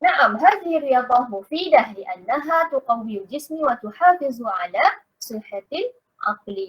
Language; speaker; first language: Arabic; non-native, fluent; Malay